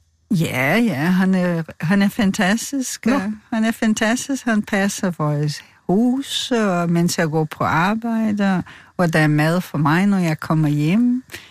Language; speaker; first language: Danish; non-native, fluent; Portuguese